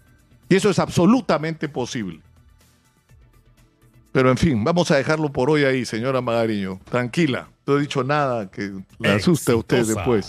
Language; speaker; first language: Spanish; native; Spanish